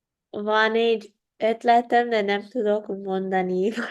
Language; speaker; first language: Hungarian; non-native, learner; English